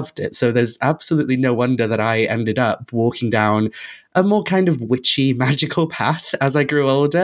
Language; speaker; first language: English; non-native, local second language; Welsh